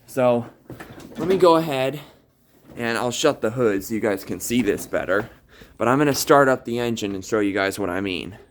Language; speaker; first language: English; native; English